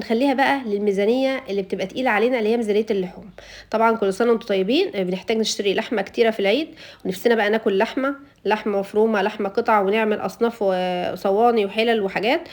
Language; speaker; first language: Arabic; native; Arabic